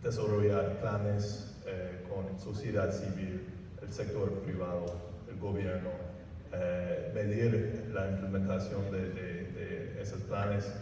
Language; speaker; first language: Spanish; non-native, fluent; English